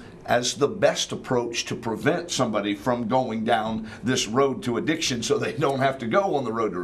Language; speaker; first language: English; native; English